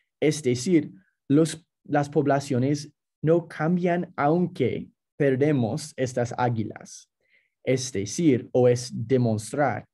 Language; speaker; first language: Spanish; non-native, fluent; English